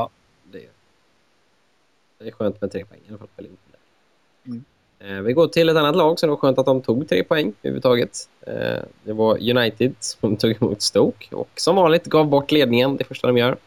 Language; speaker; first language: Swedish; native; Swedish